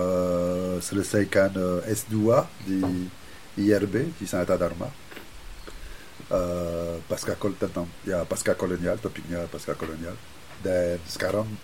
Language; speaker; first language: Indonesian; non-native, fluent; French